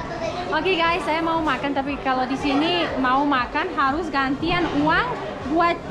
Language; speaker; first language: Indonesian; non-native, learner; English